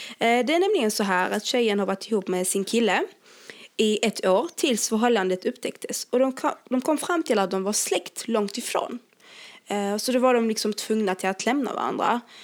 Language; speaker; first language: Swedish; early bilingual, other home language; Arabic